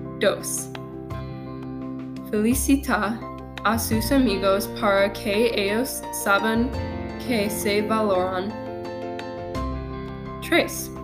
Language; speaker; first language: Spanish; non-native, learner; English